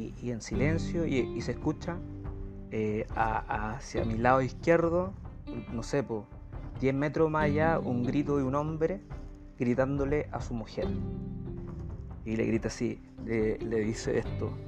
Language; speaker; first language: Spanish; native; Spanish